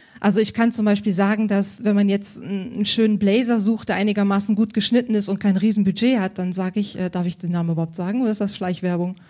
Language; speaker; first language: German; native; German